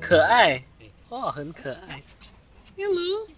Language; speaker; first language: Chinese; non-native, learner; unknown